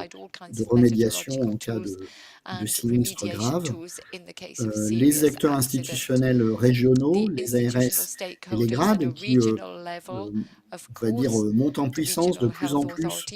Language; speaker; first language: French; native; French